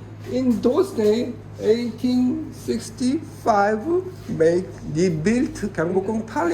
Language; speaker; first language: English; non-native, learner; Korean